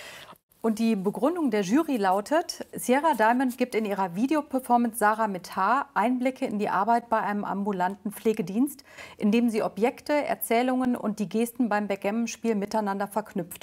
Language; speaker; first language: German; native; German